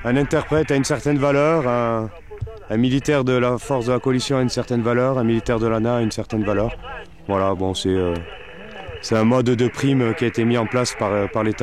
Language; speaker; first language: French; native; French